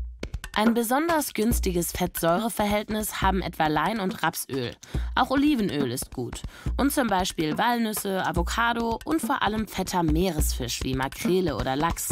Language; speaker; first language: German; native; German